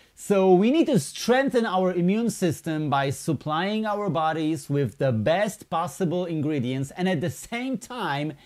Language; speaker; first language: English; non-native, fluent; Polish